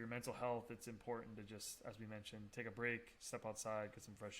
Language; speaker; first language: English; native; English